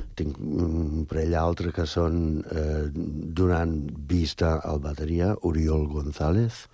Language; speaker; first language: Catalan; non-native, fluent; English